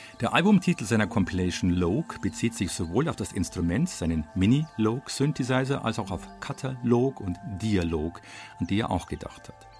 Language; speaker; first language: German; native; German